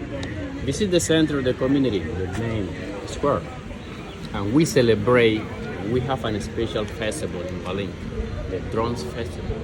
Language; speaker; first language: English; non-native, fluent; Spanish